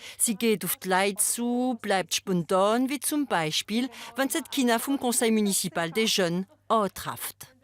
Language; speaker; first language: German; non-native, local second language; French